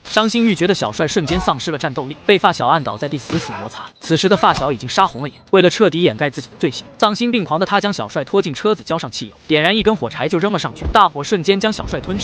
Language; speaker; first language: Chinese; native; Chinese